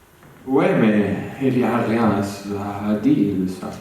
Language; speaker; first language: French; non-native, learner; Spanish